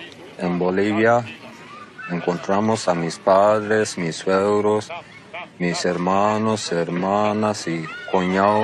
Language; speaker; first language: Spanish; non-native, local second language; Plautdietsch